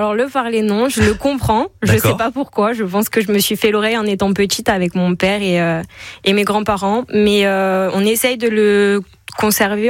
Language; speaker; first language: French; native; French